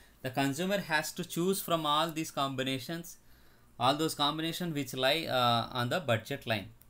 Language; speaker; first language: English; non-native, local second language; Telugu